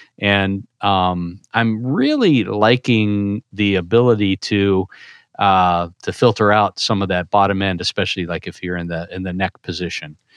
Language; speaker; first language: English; native; English